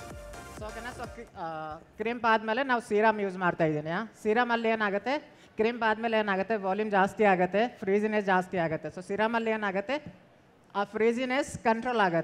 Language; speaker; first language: Kannada; non-native, local second language; Hindi